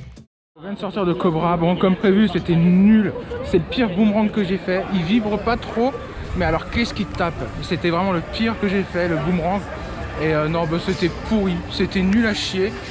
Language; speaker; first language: French; native; French